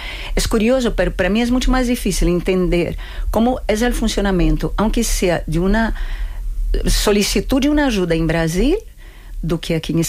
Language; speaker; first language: Spanish; non-native, fluent; Portuguese